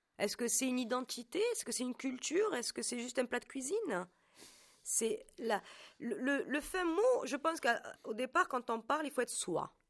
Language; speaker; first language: French; native; French